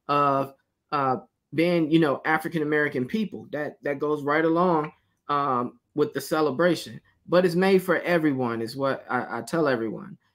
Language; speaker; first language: English; native; English